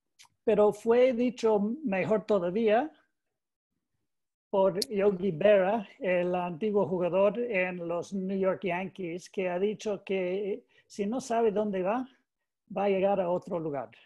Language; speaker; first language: Spanish; non-native, learner; English